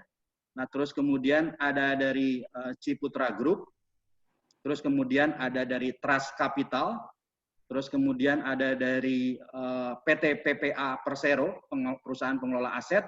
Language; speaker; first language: Indonesian; native; Indonesian